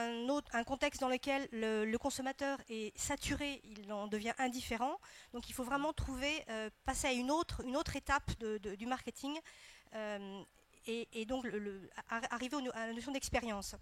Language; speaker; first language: French; native; French